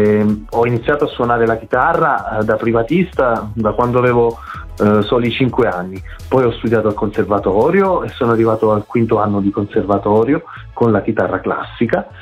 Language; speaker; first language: Italian; native; Italian